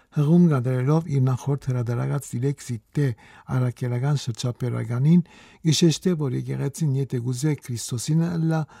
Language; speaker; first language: Armenian; early bilingual, heritage; Armenian